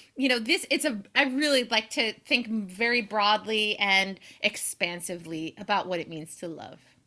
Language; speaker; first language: English; native; English